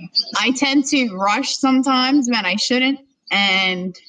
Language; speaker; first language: English; native; English